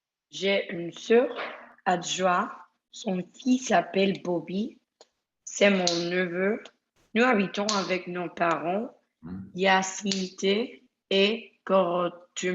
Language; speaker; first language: French; non-native, learner; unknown